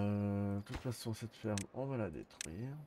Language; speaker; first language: French; native; French